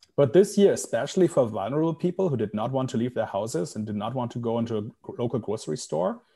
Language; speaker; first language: English; non-native, fluent; German